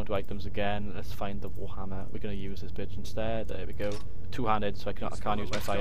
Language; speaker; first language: English; native; English